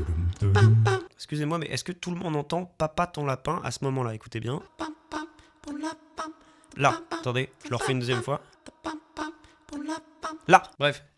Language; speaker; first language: French; native; French